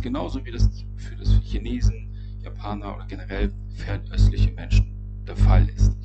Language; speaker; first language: German; native; German